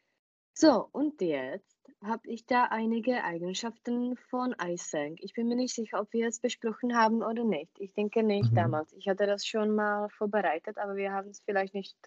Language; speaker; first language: German; non-native, fluent; Czech